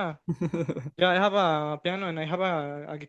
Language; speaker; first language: English; non-native, learner; Spanish